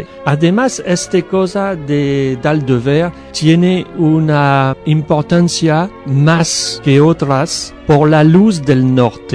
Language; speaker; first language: Spanish; non-native, learner; French